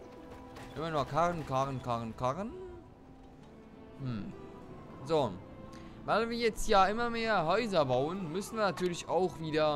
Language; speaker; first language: German; native; German